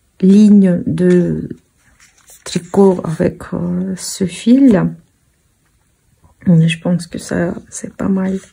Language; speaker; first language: French; non-native, fluent; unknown